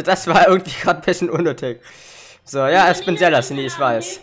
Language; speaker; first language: German; native; German